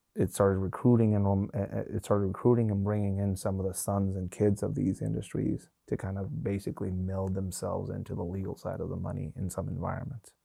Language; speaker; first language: English; non-native, fluent; Spanish